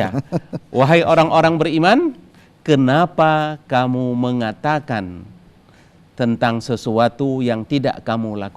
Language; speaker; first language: Indonesian; native; Indonesian